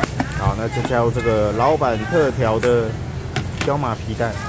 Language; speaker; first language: Chinese; native; Chinese